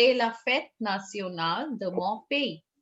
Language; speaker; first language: French; non-native, fluent; Hindi